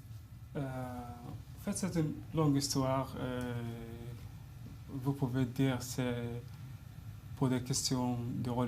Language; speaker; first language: French; non-native, fluent; Arabic